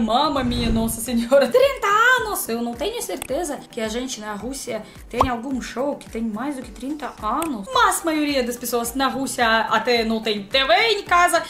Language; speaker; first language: Portuguese; non-native, learner; Russian